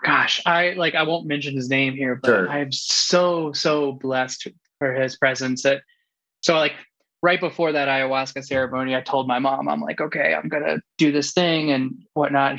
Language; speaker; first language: English; native; English